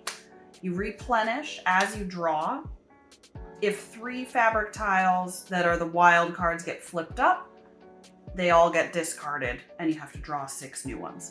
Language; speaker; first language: English; native; English